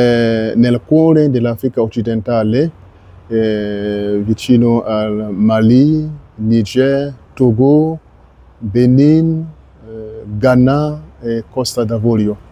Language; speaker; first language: Italian; non-native, learner; French